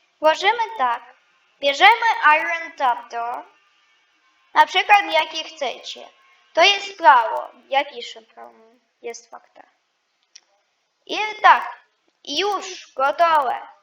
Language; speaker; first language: Polish; non-native, learner; Ukrainian